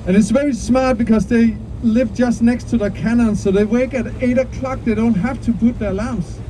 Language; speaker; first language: English; non-native, fluent; Danish